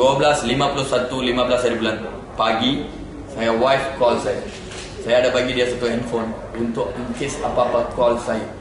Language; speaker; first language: Malay; non-native, local second language; Tamil